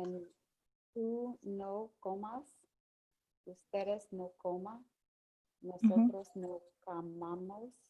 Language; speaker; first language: Spanish; non-native, learner; English